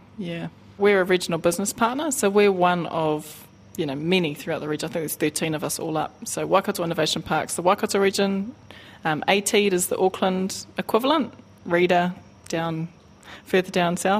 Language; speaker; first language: English; native; English